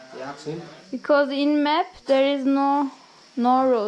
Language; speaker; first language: English; non-native, learner; Turkish